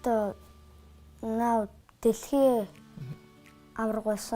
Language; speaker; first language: Mongolian; early bilingual, heritage; Mongolian